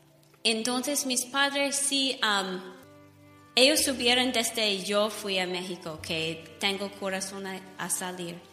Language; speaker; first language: Spanish; non-native, fluent; English